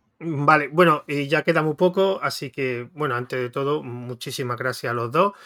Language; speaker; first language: Spanish; native; Spanish